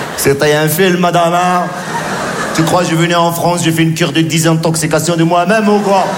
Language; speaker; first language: French; non-native, local second language; Arabic